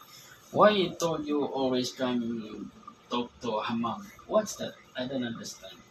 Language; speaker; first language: English; non-native, learner; Filipino